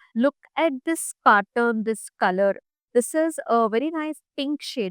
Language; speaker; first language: English; non-native, local second language; Telugu